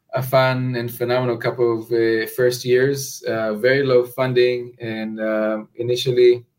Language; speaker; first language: English; non-native, fluent; Hebrew